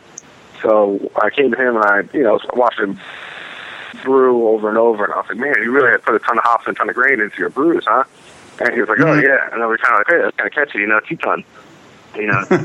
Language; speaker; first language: English; native; English